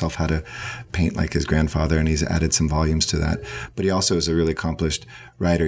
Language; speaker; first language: English; native; English